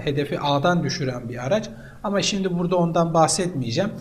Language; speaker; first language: Turkish; native; Turkish